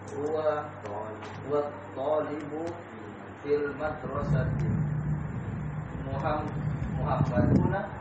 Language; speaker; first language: Arabic; non-native, learner; Indonesian